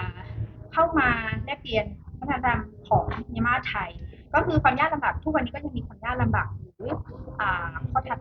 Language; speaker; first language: Thai; non-native, fluent; Burmese